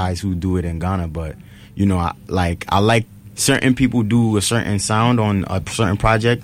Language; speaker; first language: English; native; English